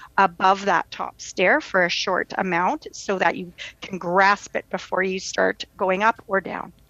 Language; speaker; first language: English; native; English